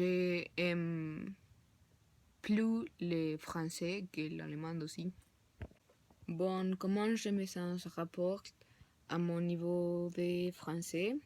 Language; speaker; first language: French; non-native, learner; Spanish